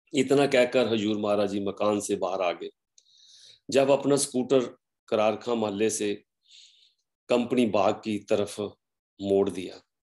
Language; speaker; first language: Hindi; non-native, local second language; Punjabi